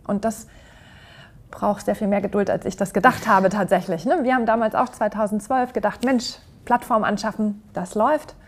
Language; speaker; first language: German; native; German